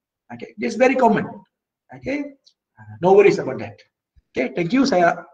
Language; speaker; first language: English; non-native, local second language; Malay